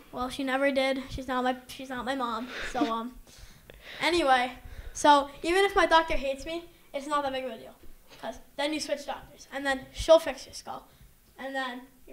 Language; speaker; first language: English; native; English